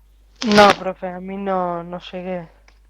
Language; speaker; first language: Spanish; native; Spanish